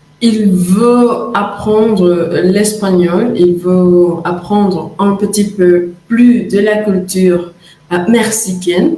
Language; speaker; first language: French; non-native, fluent; Spanish